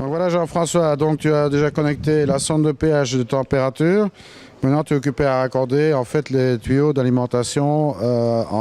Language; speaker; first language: French; native; French